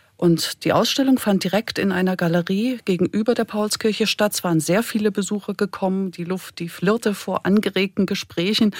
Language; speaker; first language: German; native; German